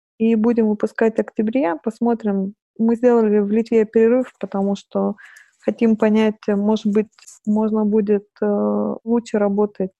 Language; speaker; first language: Russian; non-native, fluent; Lithuanian